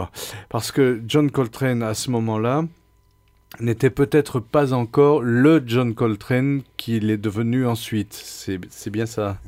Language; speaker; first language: French; native; French